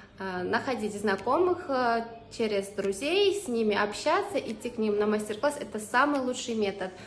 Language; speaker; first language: Russian; non-native, local second language; Uzbek